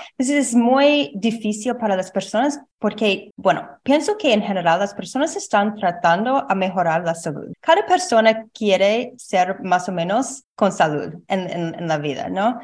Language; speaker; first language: Spanish; non-native, learner; English